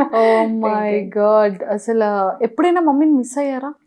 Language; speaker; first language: Telugu; native; Telugu